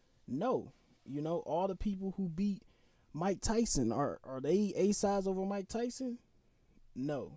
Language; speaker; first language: English; native; English